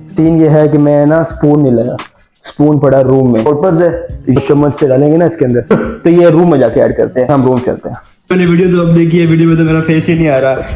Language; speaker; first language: Urdu; native; Urdu